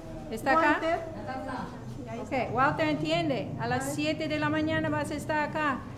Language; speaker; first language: Spanish; non-native, learner; English